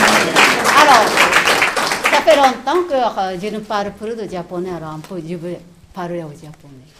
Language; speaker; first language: French; non-native, fluent; Japanese